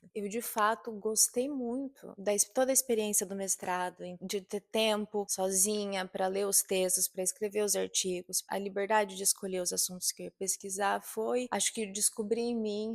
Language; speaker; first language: Portuguese; native; Portuguese